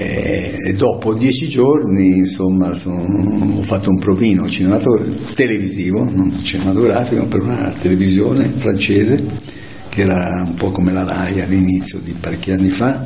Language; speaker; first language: Italian; native; Italian